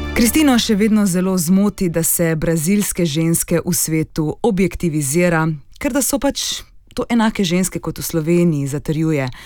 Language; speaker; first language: Slovenian; native; Slovenian